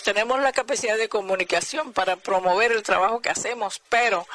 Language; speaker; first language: Spanish; non-native, fluent; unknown